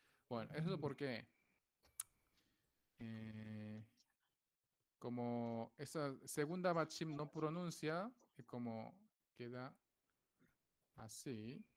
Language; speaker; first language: Spanish; non-native, fluent; Korean